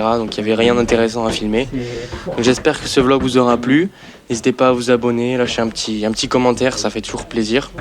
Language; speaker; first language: French; native; French